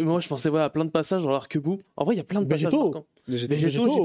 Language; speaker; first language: French; native; French